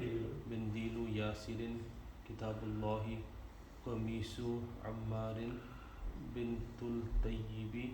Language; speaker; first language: Arabic; non-native, learner; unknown